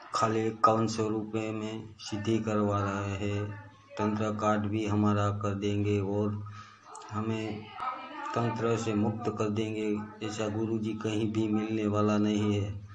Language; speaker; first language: Hindi; non-native, local second language; Gujarati